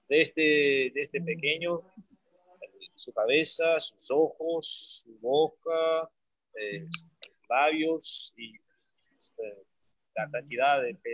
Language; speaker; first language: Spanish; non-native, learner; Portuguese